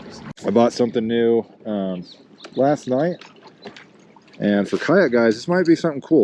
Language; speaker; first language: English; native; English